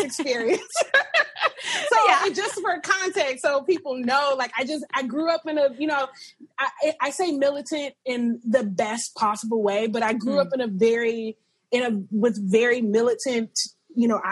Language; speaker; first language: English; native; English